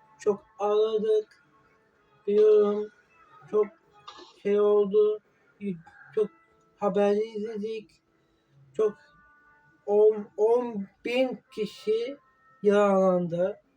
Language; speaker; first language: Turkish; non-native, learner; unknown